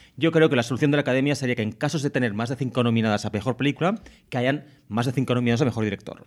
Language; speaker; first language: Spanish; native; Spanish